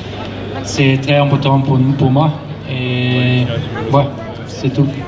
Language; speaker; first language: French; non-native, learner; German